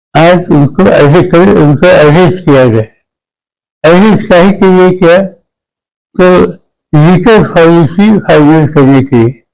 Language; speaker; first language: Hindi; non-native, local second language; Marathi